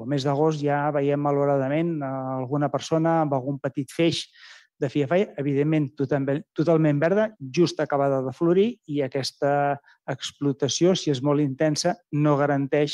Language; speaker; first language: Catalan; native; Catalan